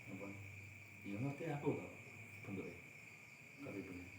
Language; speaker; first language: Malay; non-native, local second language; Javanese